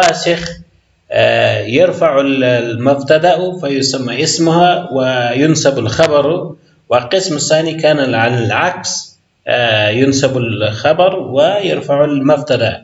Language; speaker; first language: Arabic; non-native, fluent; Persian